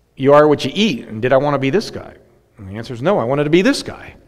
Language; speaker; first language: English; native; English